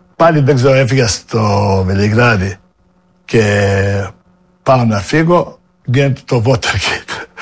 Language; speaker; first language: Greek; non-native, fluent; Serbian